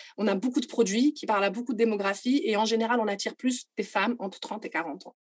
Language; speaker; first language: French; non-native, local second language; Arabic